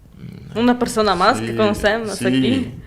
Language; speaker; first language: Spanish; non-native, learner; Russian